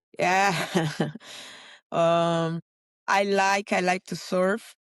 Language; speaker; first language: English; non-native, learner; Portuguese